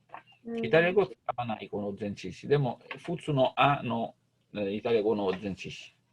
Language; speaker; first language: Japanese; non-native, learner; Italian